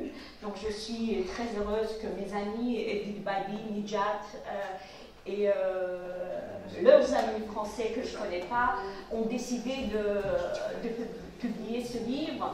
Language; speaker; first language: French; non-native, fluent; Azerbaijani